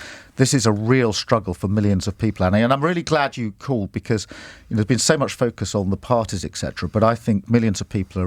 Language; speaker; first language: English; native; English